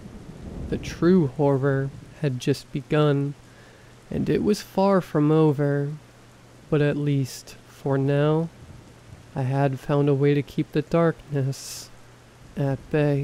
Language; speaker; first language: English; native; English